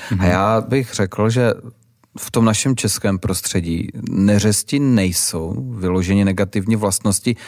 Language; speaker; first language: Czech; native; Czech